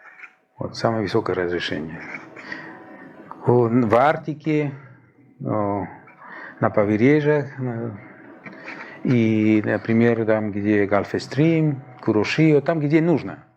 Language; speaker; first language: Russian; non-native, fluent; Spanish